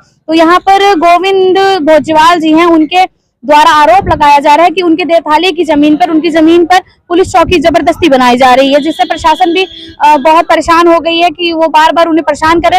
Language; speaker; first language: Hindi; native; Hindi